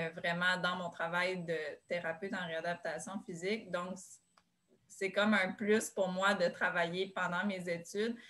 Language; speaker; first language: French; native; French